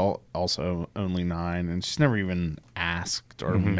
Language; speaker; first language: English; native; English